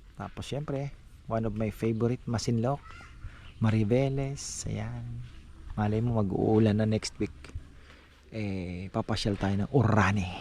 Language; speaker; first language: Filipino; native; Filipino